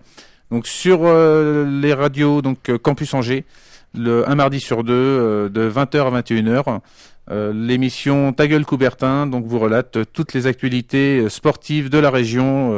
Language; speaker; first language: French; native; French